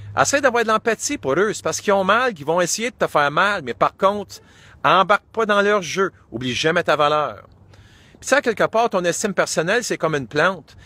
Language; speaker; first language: French; native; French